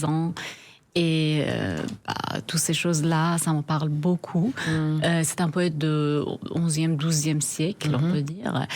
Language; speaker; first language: French; non-native, fluent; Persian